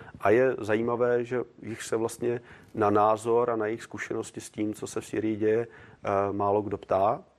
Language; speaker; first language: Czech; native; Czech